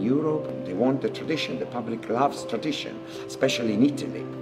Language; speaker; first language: English; non-native, fluent; Italian